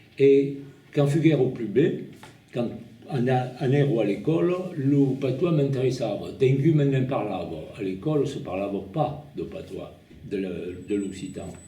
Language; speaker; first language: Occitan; native; Occitan